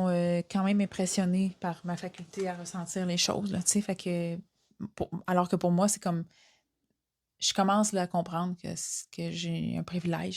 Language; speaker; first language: French; native; French